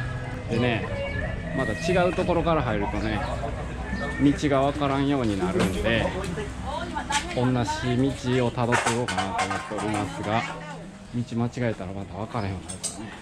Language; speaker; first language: Japanese; native; Japanese